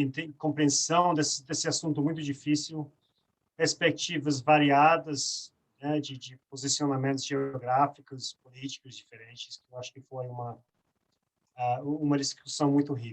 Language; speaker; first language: Portuguese; non-native, fluent; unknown